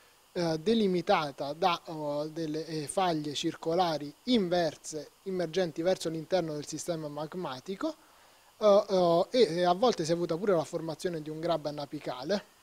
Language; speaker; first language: Italian; native; Italian